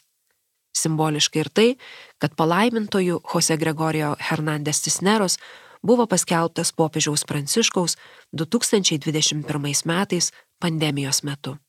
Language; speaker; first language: Lithuanian; native; Lithuanian